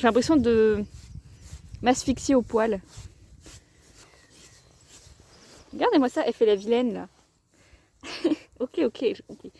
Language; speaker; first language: French; native; French